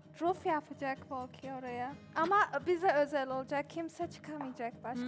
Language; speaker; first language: Turkish; non-native, learner; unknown